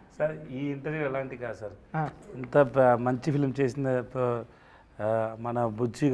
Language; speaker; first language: Telugu; non-native, learner; Tamil